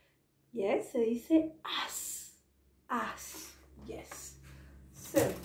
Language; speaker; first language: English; non-native, fluent; Spanish